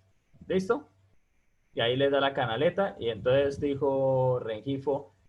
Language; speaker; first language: Spanish; native; Spanish